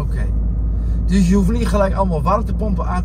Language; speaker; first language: Dutch; native; Dutch